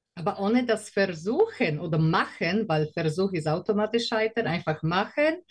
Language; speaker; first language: German; non-native, learner; Slovak